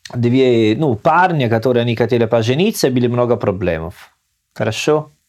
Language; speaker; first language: Russian; non-native, learner; Italian